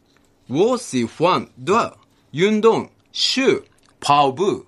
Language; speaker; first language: Chinese; non-native, learner; Japanese